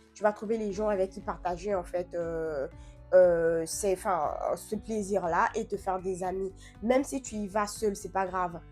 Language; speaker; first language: French; non-native, fluent; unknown